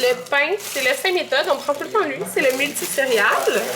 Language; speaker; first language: French; native; French